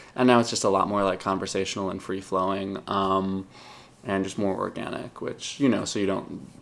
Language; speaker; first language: English; native; English